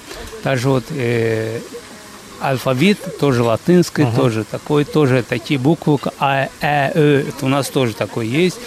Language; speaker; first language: Russian; non-native, fluent; Azerbaijani